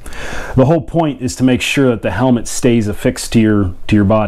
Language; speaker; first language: English; native; English